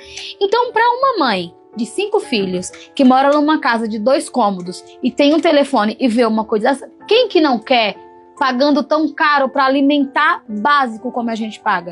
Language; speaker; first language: Portuguese; native; Portuguese